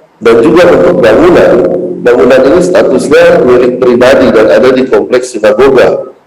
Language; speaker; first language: Indonesian; native; Indonesian